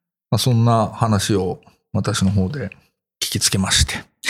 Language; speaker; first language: Japanese; native; Japanese